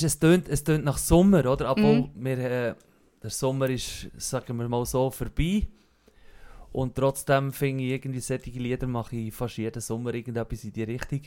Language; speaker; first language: German; native; German